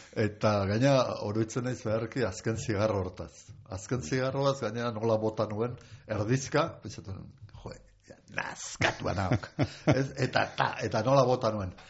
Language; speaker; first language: Basque; non-native, local second language; Spanish